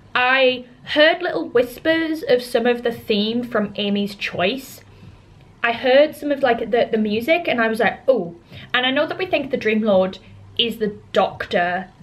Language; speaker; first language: English; native; English